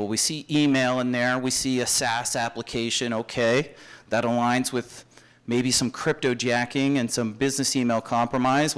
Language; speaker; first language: English; native; English